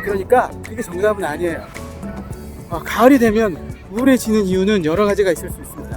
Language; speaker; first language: Korean; native; Korean